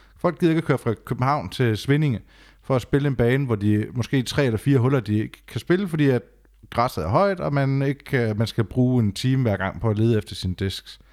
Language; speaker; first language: Danish; native; Danish